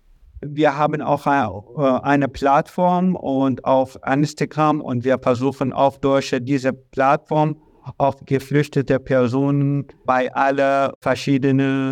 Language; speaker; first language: German; non-native, learner; Arabic